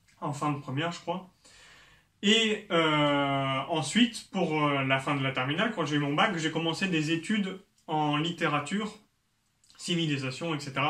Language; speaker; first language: French; native; French